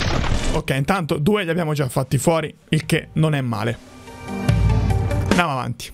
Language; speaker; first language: Italian; native; Italian